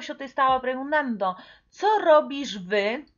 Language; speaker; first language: Spanish; non-native, fluent; Polish